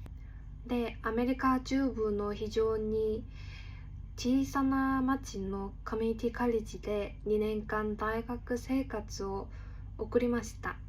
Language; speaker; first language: Japanese; non-native, learner; Korean